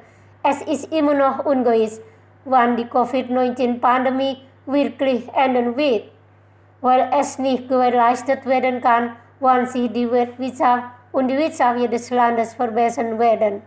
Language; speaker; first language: German; non-native, fluent; Indonesian